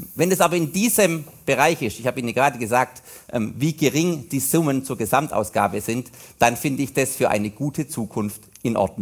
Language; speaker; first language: German; native; German